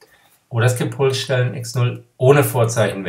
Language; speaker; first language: German; native; German